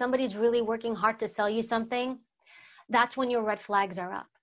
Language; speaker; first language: English; early bilingual, other home language; Greek